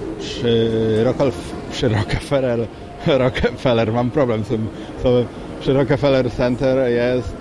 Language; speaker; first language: Polish; native; Polish